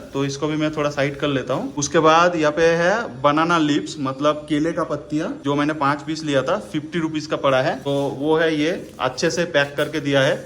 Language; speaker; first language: Hindi; non-native, local second language; Bangla